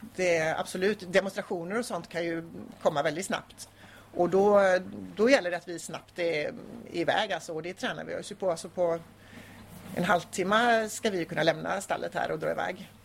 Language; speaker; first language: Swedish; native; Swedish